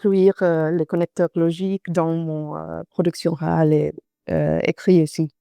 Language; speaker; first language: French; non-native, fluent; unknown